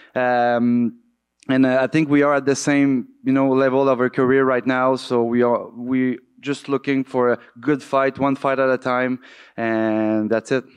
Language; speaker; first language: English; native; English